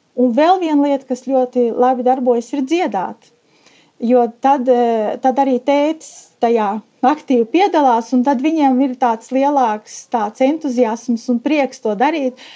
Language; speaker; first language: Latvian; native; Latvian